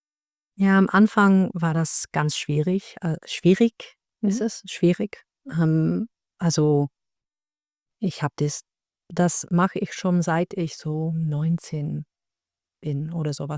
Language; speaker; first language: German; non-native, learner; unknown